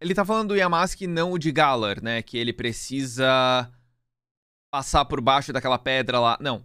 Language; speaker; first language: Portuguese; native; Portuguese